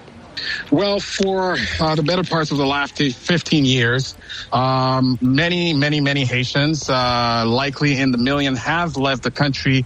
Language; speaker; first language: English; non-native, fluent; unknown